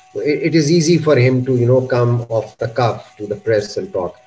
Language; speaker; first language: English; non-native, local second language; Urdu